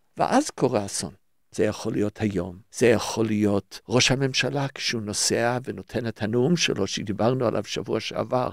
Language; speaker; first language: Hebrew; early bilingual, other home language; English